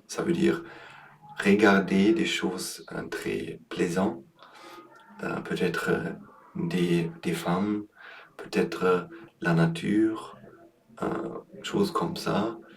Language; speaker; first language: French; non-native, learner; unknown